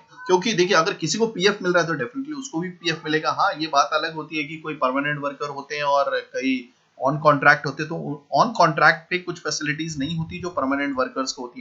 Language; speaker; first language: Hindi; native; Hindi